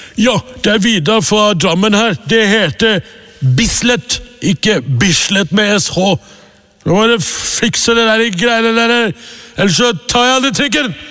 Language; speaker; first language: Norwegian; early bilingual, other home language; Urdu